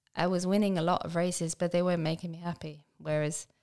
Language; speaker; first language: English; native; English